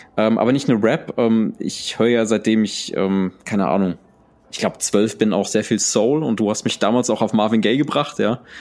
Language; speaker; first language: German; early bilingual, other home language; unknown